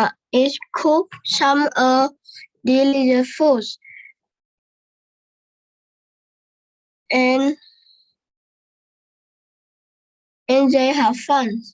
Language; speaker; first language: English; non-native, learner; Vietnamese